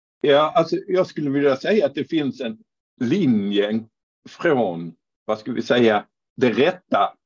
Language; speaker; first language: Swedish; non-native, fluent; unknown